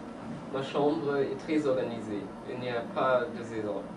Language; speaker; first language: French; non-native, learner; English